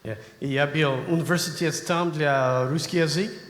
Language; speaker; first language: Russian; non-native, learner; English